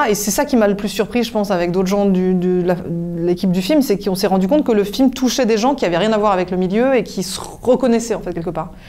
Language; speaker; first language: French; native; French